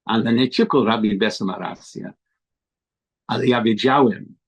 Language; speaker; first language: Polish; non-native, learner; English